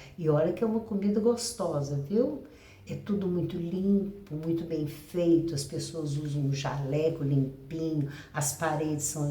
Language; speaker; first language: Portuguese; native; Portuguese